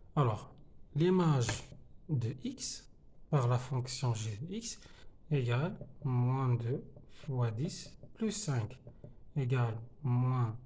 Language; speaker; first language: French; non-native, local second language; Arabic